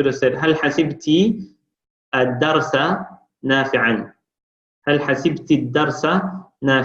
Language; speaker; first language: Arabic; non-native, fluent; English